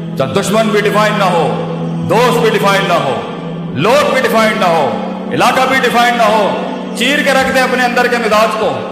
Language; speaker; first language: Urdu; non-native, local second language; Punjabi